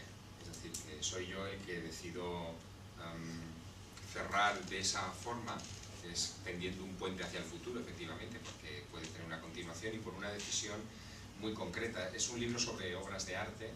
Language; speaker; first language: Spanish; native; Spanish